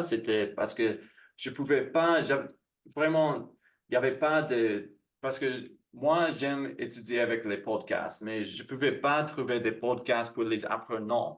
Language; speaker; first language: French; non-native, fluent; English